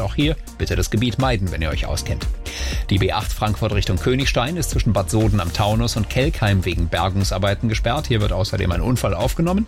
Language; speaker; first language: German; native; German